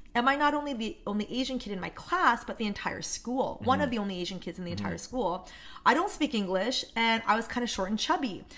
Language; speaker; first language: English; non-native, fluent; Korean